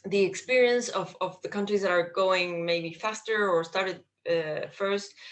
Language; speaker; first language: English; non-native, fluent; Spanish